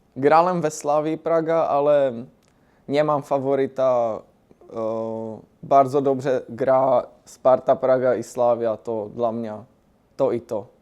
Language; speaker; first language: Polish; non-native, learner; Czech